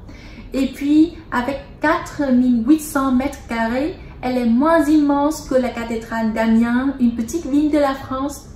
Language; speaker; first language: French; non-native, fluent; Vietnamese